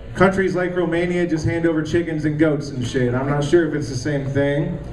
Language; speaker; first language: English; native; English